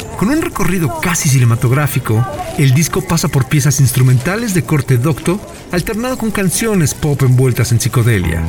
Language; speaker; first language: Spanish; native; Spanish